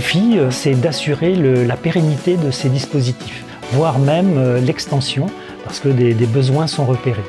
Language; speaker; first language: French; native; French